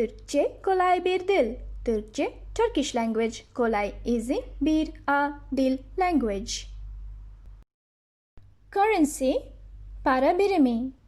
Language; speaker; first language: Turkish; non-native, fluent; Bangla